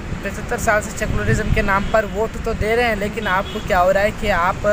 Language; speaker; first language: Hindi; native; Hindi